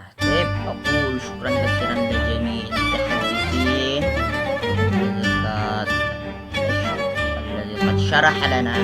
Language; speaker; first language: Arabic; non-native, learner; Indonesian